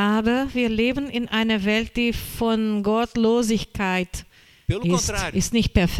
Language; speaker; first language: German; non-native, fluent; Portuguese